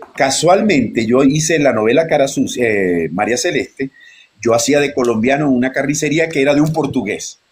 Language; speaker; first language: Spanish; native; Spanish